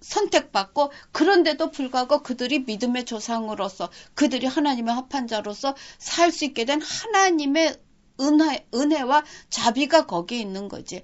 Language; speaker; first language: Korean; native; Korean